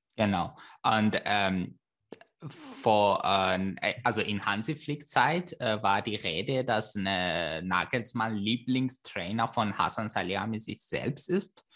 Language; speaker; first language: German; non-native, fluent; Persian